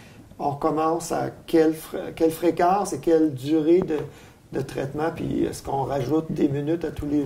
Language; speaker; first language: French; native; French